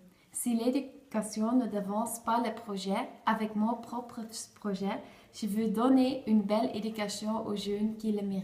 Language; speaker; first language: French; non-native, learner; Dutch